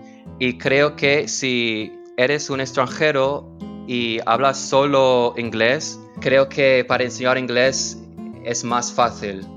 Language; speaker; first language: Spanish; non-native, learner; English